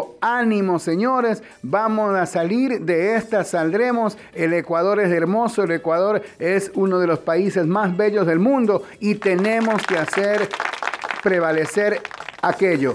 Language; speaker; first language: Spanish; native; Spanish